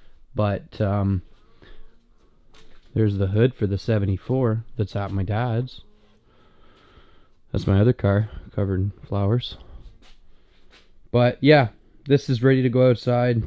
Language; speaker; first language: English; native; English